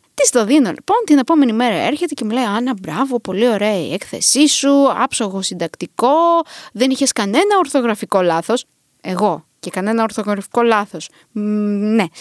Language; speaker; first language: Greek; early bilingual, other home language; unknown